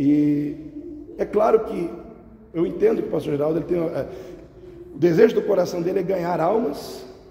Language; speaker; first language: Portuguese; native; Portuguese